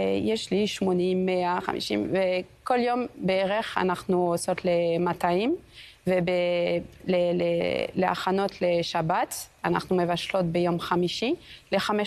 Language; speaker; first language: Hebrew; non-native, fluent; French